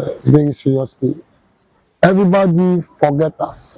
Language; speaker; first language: English; non-native, learner; French